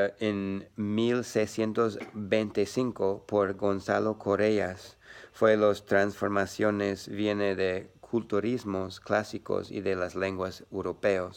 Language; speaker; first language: Spanish; non-native, learner; English